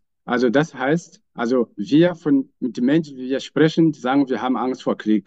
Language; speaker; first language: German; non-native, fluent; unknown